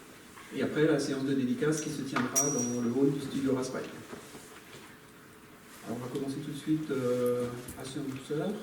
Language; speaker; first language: French; native; French